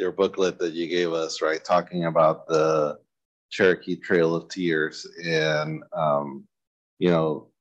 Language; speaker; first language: English; native; English